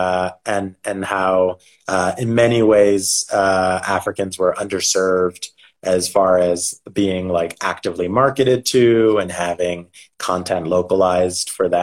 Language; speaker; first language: English; native; English